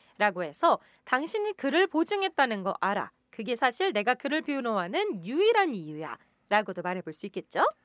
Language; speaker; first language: Korean; native; Korean